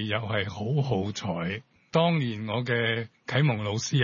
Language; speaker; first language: Cantonese; native; Cantonese